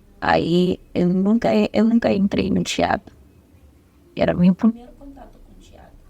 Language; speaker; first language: Portuguese; non-native, fluent; Zulu